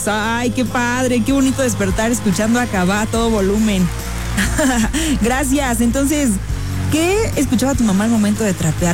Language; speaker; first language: Spanish; native; Spanish